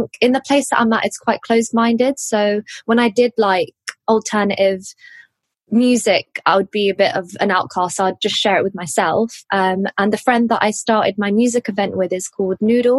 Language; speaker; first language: English; native; English